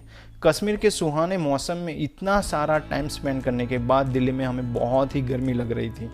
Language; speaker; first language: Hindi; native; Hindi